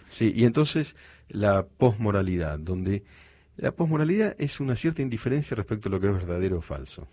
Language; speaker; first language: Spanish; native; Spanish